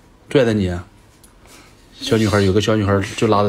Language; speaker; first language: Chinese; native; Chinese